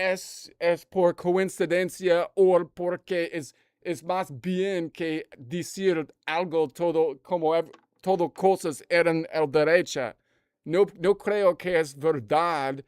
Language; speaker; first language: Spanish; non-native, learner; English